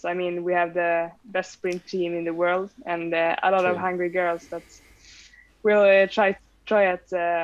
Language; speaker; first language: English; non-native, fluent; Swedish